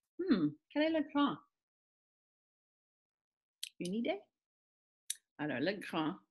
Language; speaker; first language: French; non-native, fluent; English